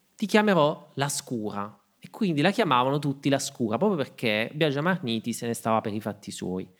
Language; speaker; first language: Italian; native; Italian